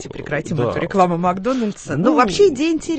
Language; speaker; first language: Russian; native; Russian